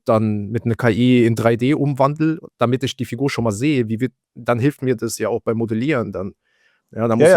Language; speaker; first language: German; native; German